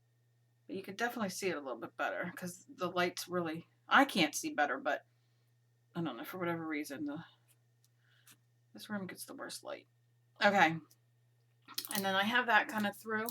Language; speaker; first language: English; native; English